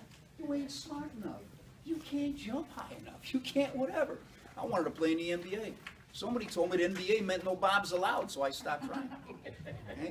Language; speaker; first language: English; native; English